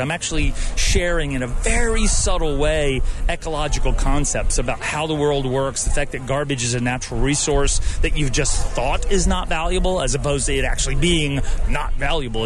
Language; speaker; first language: English; native; English